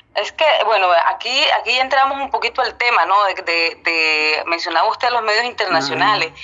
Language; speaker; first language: Spanish; native; Spanish